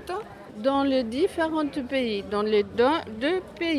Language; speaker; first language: French; non-native, fluent; Spanish